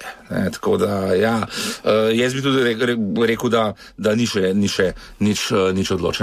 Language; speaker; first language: Slovenian; native; Slovenian